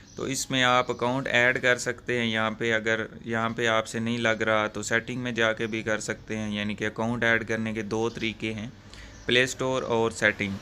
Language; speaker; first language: Urdu; non-native, local second language; Punjabi